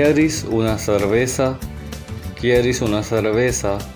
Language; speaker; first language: Spanish; non-native, fluent; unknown